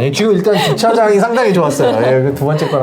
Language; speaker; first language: Korean; native; Korean